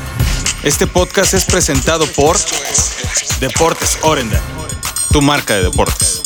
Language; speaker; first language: Spanish; native; Spanish